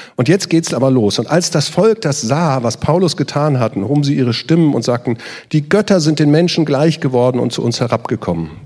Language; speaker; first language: German; native; German